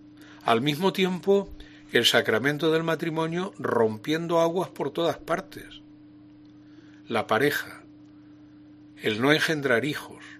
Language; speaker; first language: Spanish; native; Spanish